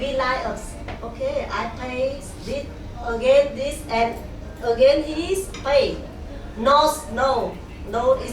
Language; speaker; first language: English; non-native, learner; Vietnamese